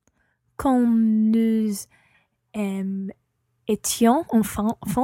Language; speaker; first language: French; non-native, learner; English